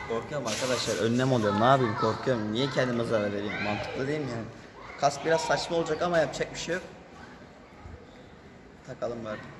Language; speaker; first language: Turkish; native; Turkish